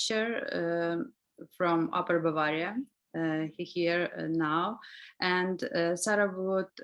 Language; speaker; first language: English; non-native, learner; Ukrainian